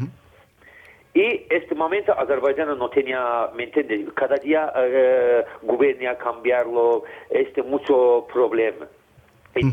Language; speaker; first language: Spanish; non-native, learner; Azerbaijani